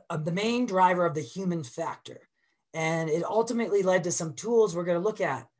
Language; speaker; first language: English; native; English